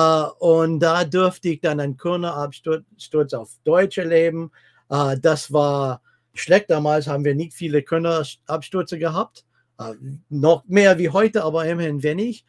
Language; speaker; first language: German; non-native, fluent; English